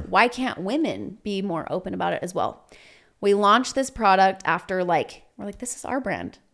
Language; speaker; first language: English; native; English